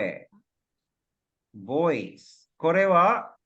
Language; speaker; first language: Japanese; non-native, fluent; Cebuano